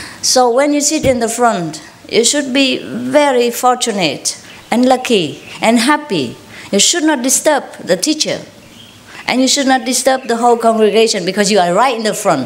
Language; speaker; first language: English; non-native, fluent; Vietnamese